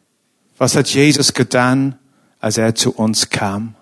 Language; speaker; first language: German; non-native, fluent; English